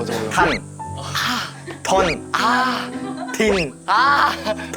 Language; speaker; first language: Korean; non-native, learner; Japanese